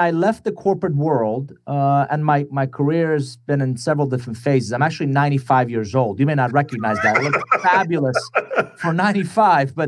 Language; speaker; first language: English; non-native, fluent; Persian